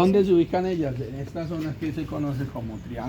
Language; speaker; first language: Spanish; native; Spanish